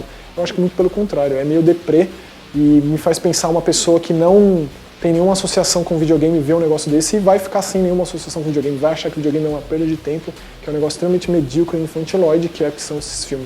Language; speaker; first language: Portuguese; native; Portuguese